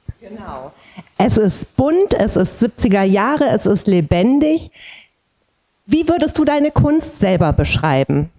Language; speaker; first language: German; native; German